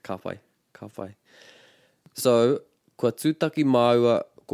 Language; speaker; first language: Māori; non-native, fluent; English